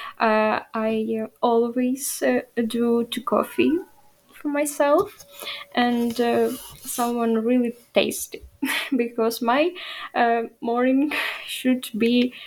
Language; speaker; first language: English; non-native, learner; Ukrainian